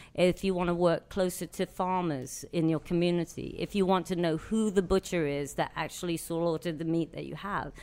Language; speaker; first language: English; native; English